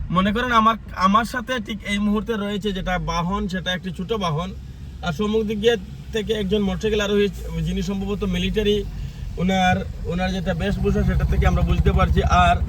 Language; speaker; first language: Bangla; non-native, local second language; Sylheti